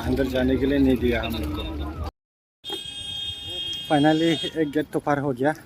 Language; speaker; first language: Hindi; non-native, local second language; Bodo